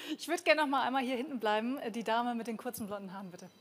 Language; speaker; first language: German; native; German